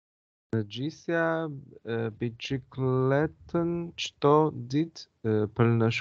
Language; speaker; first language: Albanian; non-native, learner; Chinese